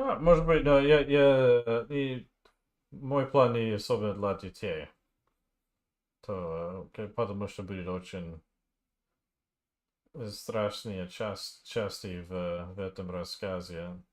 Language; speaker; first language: Russian; non-native, learner; English